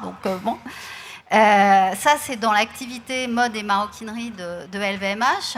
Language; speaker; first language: French; native; French